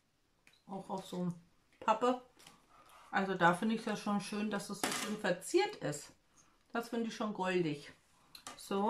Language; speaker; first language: German; native; German